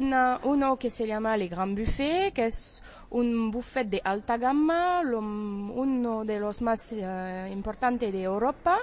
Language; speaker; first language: Spanish; non-native, fluent; French